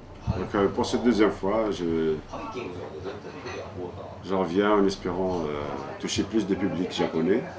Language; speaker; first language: French; non-native, local second language; Kabyle